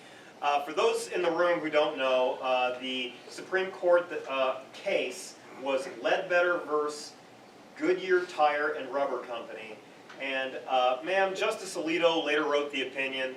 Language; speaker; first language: English; native; English